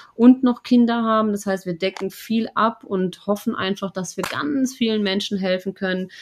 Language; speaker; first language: German; non-native, fluent; Russian